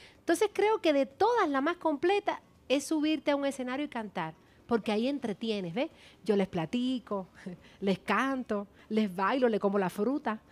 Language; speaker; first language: Spanish; native; Spanish